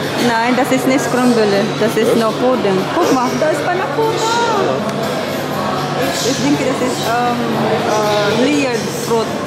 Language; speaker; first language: German; non-native, learner; Filipino